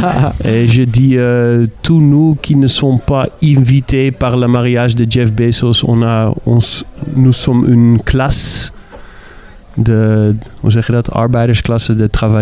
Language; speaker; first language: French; non-native, learner; Dutch